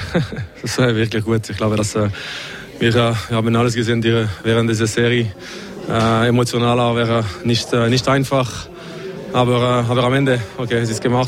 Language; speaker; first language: German; non-native, learner; French